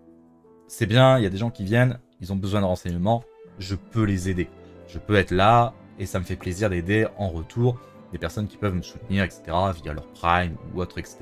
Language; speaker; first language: French; native; French